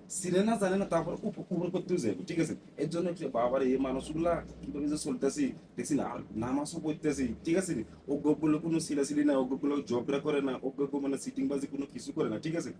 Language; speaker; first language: Bangla; non-native, learner; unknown